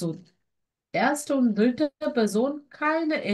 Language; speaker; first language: German; non-native, fluent; Sinhala